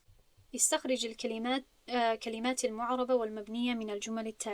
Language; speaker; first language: Arabic; non-native, fluent; Tajik